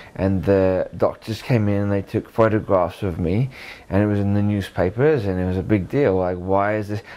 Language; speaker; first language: English; native; English